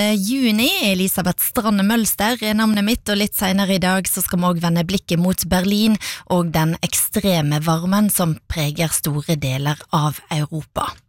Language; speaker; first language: Norwegian; native; Norwegian